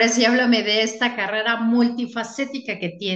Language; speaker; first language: Spanish; native; Spanish